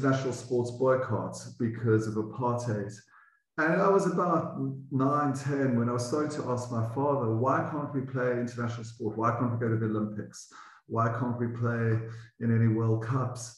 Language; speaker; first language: English; native; English